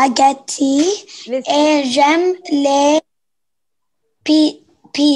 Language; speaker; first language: French; non-native, learner; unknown